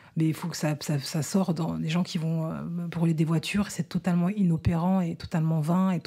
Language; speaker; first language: French; native; French